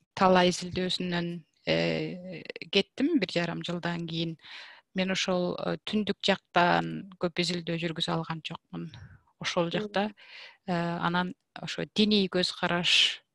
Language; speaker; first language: Kyrgyz; native; Kyrgyz